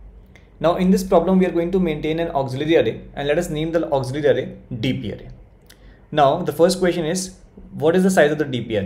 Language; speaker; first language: English; non-native, local second language; Hindi